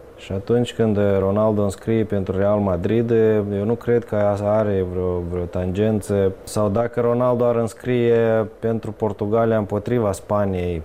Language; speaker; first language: Romanian; native; Romanian